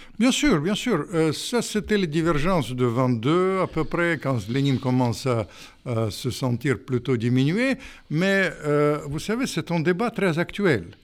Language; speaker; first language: French; non-native, fluent; Russian